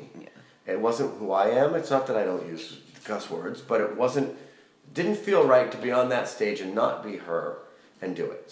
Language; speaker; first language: English; native; English